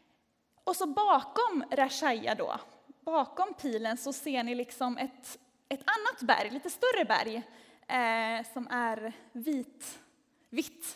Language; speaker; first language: Swedish; native; Swedish